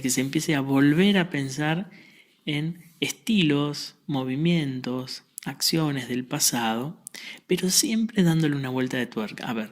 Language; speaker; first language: Spanish; native; Spanish